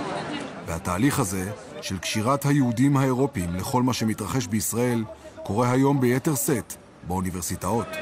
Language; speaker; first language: Hebrew; native; Hebrew